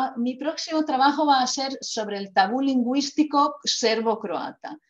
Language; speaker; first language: Spanish; non-native, fluent; Croatian